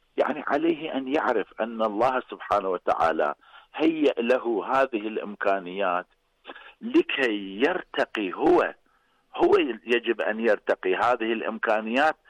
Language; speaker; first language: Arabic; non-native, fluent; Persian